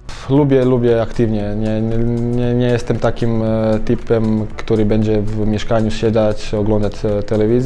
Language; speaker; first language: Polish; non-native, fluent; Croatian